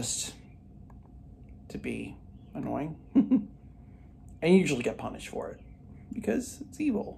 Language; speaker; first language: English; native; English